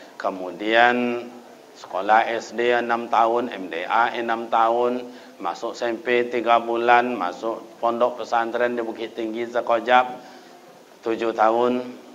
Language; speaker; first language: Malay; non-native, local second language; Minangkabau